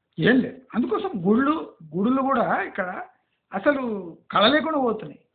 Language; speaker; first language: Telugu; native; Telugu